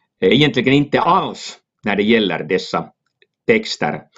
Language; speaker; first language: Swedish; non-native, local second language; Finnish